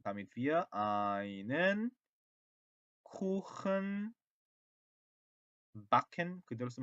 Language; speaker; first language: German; non-native, fluent; Korean